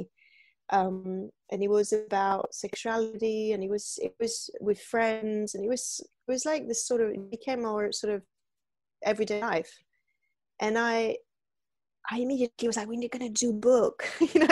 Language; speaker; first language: English; non-native, fluent; French